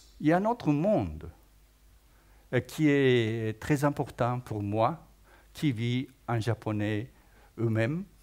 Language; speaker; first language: French; non-native, fluent; Japanese